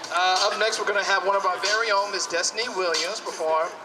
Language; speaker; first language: English; native; English